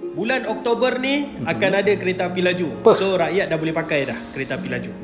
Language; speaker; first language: Malay; native; Malay